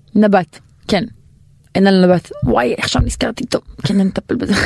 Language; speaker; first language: Hebrew; native; Hebrew